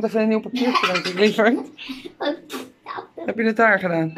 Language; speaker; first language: Dutch; native; Dutch